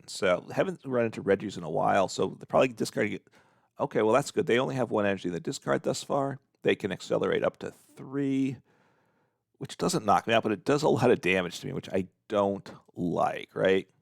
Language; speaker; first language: English; native; English